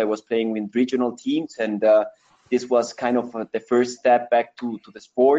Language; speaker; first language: English; non-native, fluent; Spanish